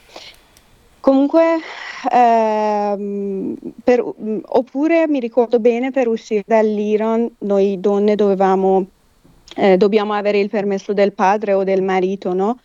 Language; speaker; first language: Italian; non-native, fluent; Persian